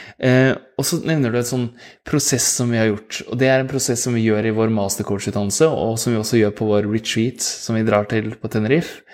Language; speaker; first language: Norwegian; native; Norwegian